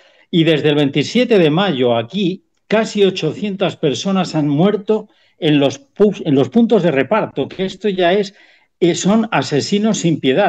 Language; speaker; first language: Spanish; native; Spanish